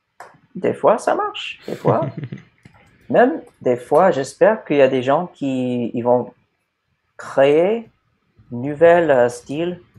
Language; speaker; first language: French; non-native, learner; English